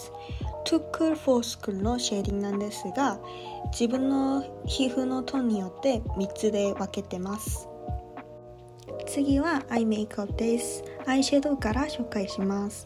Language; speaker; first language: Japanese; non-native, fluent; Korean